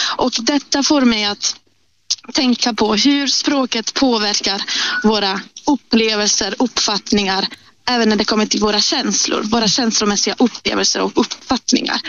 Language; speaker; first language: Swedish; non-native, fluent; Italian